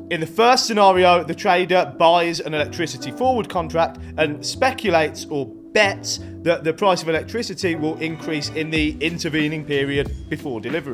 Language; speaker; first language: English; native; English